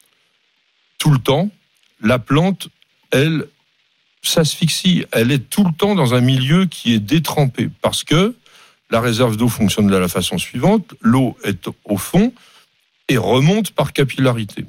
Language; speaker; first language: French; native; French